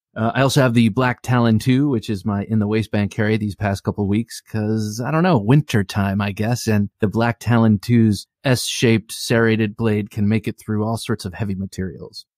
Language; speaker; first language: English; native; English